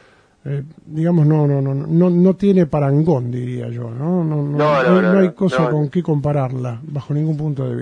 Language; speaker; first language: Spanish; native; Spanish